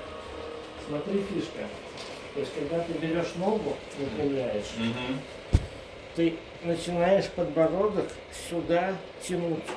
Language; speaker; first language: Russian; native; Russian